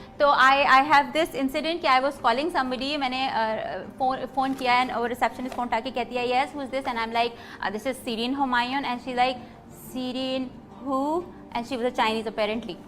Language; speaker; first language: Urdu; native; Urdu